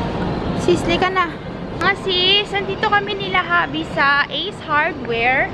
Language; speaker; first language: Filipino; native; Filipino